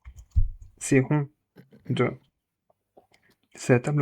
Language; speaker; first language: French; native; French